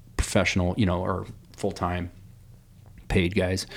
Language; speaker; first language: English; native; English